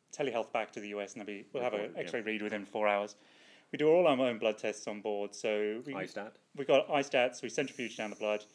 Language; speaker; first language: English; native; English